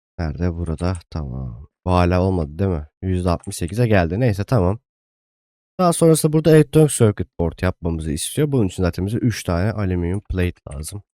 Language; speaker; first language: Turkish; native; Turkish